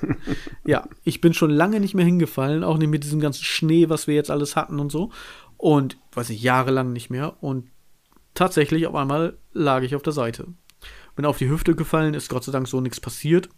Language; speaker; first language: German; native; German